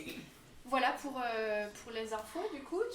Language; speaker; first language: French; native; French